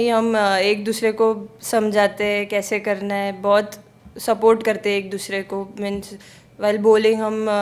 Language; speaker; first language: Hindi; native; Hindi